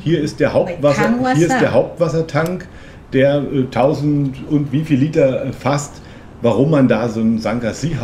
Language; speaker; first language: German; native; German